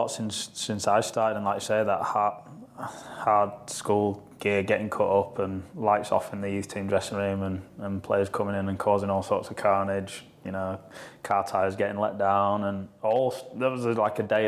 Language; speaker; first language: English; native; English